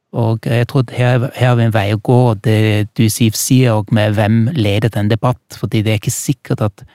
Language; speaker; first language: Norwegian; non-native, fluent; German